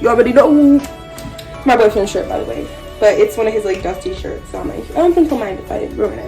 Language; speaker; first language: English; native; English